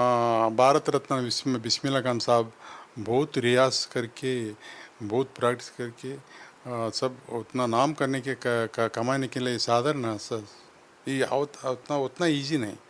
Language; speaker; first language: Hindi; non-native, local second language; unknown